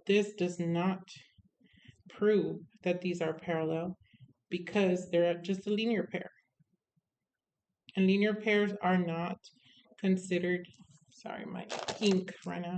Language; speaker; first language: English; native; English